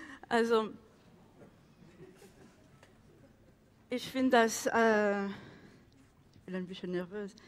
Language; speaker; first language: German; non-native, learner; French